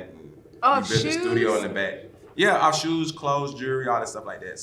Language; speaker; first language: English; native; English